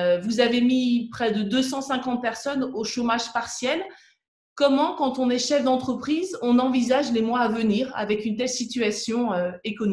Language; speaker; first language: French; native; French